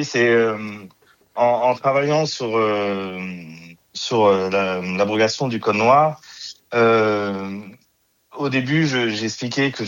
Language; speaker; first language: French; native; French